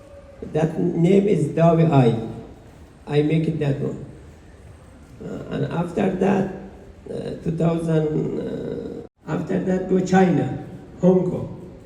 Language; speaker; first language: English; non-native, learner; Persian